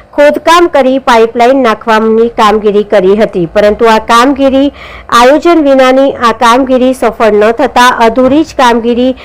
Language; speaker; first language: Gujarati; native; Gujarati